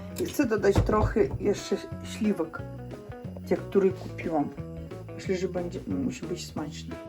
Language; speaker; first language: Polish; non-native, learner; Russian